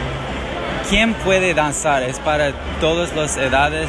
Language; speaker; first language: Spanish; non-native, learner; English